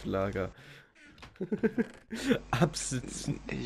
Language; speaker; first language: German; native; German